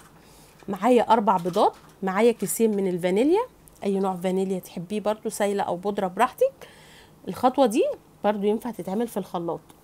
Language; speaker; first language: Arabic; native; Arabic